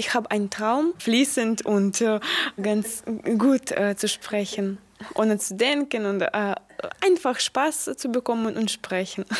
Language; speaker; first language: German; non-native, learner; Russian